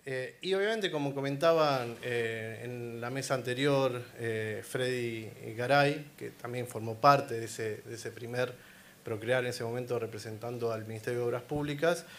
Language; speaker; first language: Spanish; native; Spanish